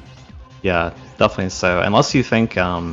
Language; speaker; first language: English; native; English